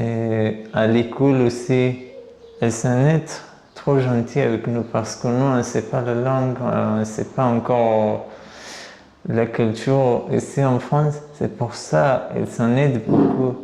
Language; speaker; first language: French; non-native, learner; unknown